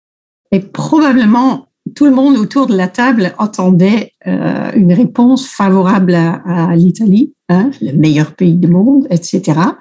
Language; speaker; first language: French; non-native, fluent; Dutch